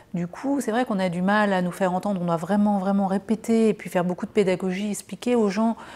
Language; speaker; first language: French; native; French